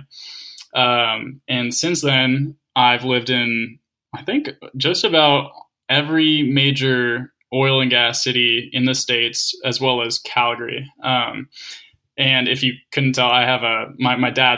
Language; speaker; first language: English; native; English